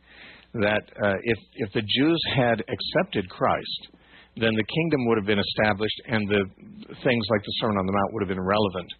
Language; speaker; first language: English; native; English